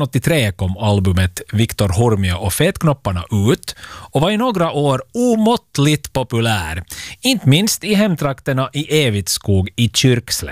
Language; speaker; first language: Swedish; native; Swedish